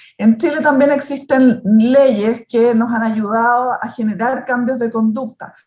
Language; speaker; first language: Spanish; native; Spanish